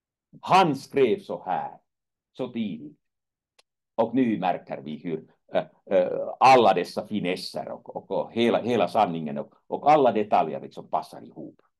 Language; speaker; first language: Swedish; non-native, fluent; Finnish